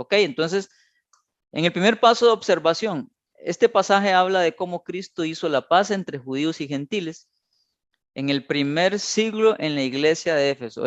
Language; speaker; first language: Spanish; native; Spanish